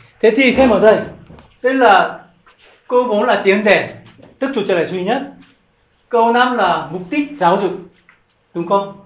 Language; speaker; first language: Vietnamese; non-native, learner; Korean